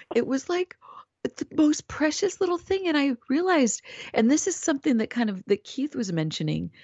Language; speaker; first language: English; native; English